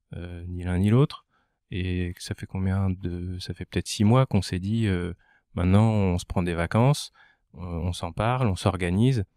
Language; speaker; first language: French; native; French